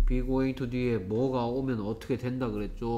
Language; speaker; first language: Korean; native; Korean